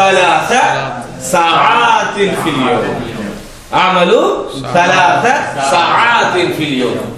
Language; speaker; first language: Arabic; non-native, fluent; Tamil